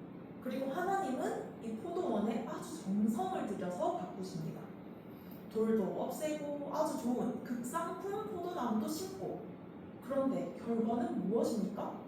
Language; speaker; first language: Korean; native; Korean